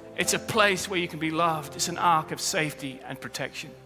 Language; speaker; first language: English; native; English